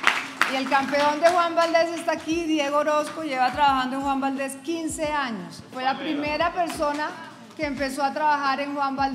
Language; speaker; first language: Spanish; native; Spanish